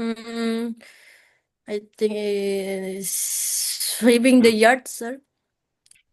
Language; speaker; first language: English; non-native, learner; Indonesian